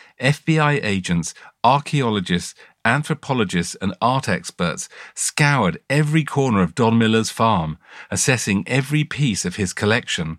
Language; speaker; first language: English; native; English